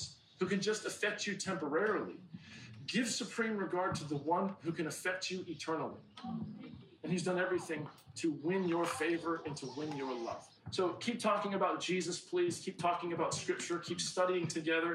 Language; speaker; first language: English; native; English